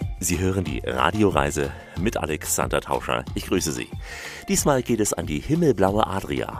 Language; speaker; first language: German; native; German